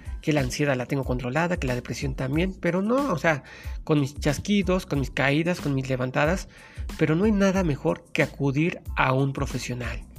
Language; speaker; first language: Spanish; native; Spanish